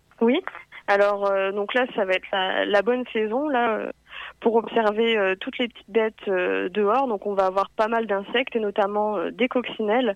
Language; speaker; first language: French; native; French